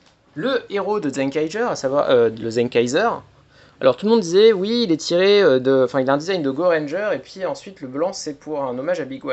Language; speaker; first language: French; native; French